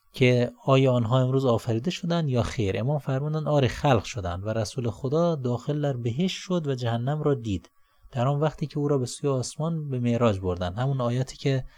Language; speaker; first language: Persian; native; Persian